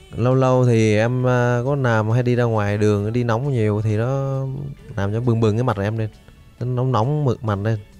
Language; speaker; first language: Vietnamese; native; Vietnamese